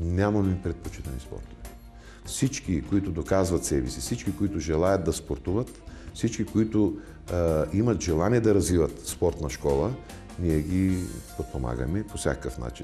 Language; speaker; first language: Bulgarian; native; Bulgarian